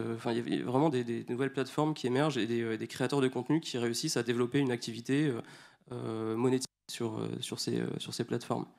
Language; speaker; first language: French; native; French